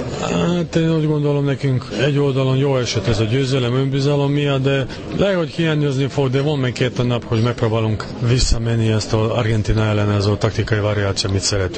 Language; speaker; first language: Hungarian; non-native, learner; Serbian